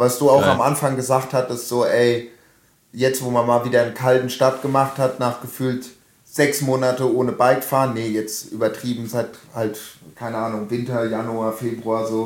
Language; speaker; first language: German; native; German